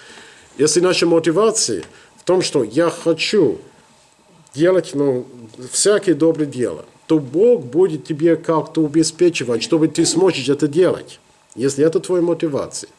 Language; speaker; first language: Russian; non-native, learner; English